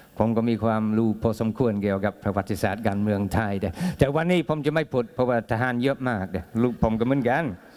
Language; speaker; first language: Thai; non-native, fluent; English